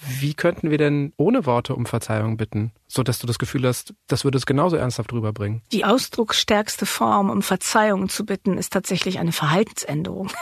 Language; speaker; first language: German; native; German